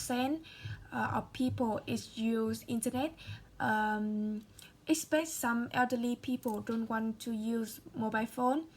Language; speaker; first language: English; non-native, learner; Vietnamese